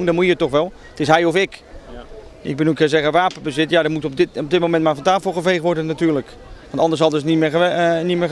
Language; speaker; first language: Dutch; native; Dutch